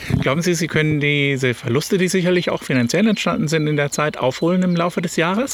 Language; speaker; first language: German; native; German